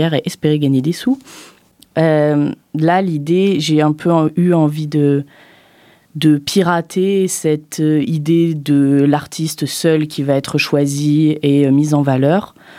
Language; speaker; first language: French; native; French